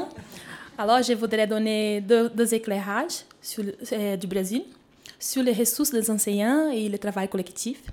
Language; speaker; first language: French; non-native, fluent; Portuguese